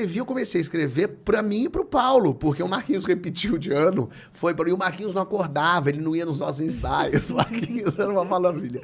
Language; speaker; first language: Portuguese; native; Portuguese